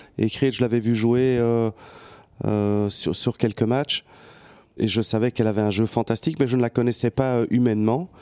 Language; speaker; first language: French; native; French